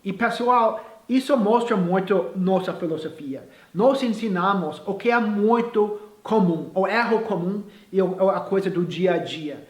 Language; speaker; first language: Portuguese; non-native, fluent; English